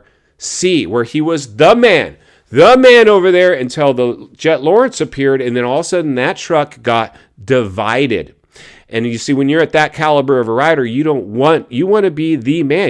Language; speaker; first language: English; native; English